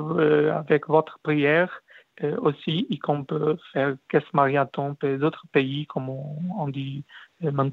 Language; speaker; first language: French; non-native, learner; Portuguese